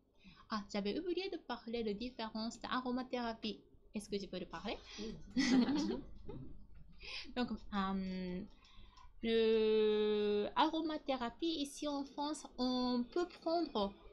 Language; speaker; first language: French; non-native, learner; Japanese